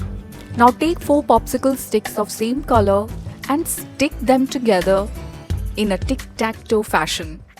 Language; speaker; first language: English; non-native, local second language; Hindi